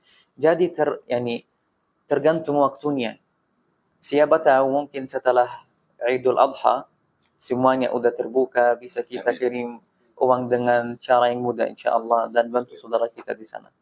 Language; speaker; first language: Indonesian; non-native, fluent; Arabic